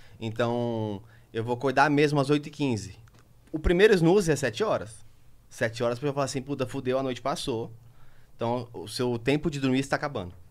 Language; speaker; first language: Portuguese; native; Portuguese